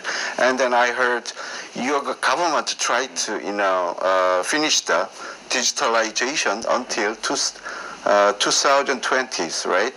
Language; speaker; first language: English; non-native, learner; Korean